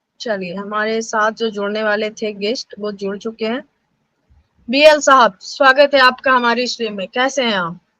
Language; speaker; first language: Hindi; native; Hindi